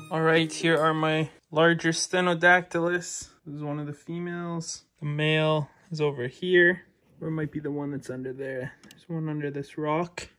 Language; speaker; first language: English; native; English